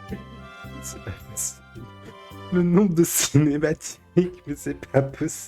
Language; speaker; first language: French; native; French